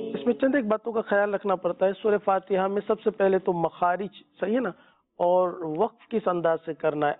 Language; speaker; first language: Urdu; native; Urdu